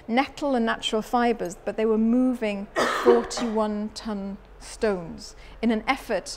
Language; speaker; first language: English; native; English